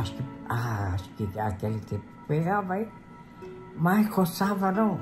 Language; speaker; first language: Portuguese; non-native, local second language; Japanese